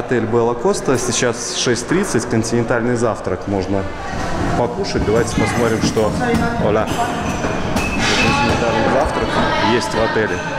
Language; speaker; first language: Russian; native; Russian